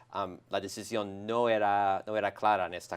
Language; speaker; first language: Spanish; non-native, learner; English